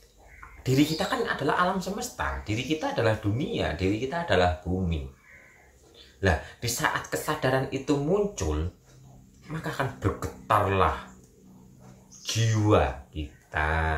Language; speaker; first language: Indonesian; native; Indonesian